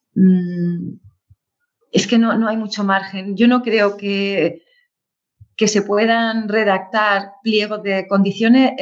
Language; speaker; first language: Spanish; native; Spanish